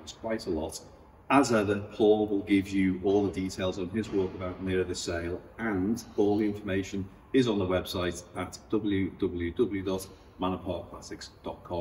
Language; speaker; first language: English; native; English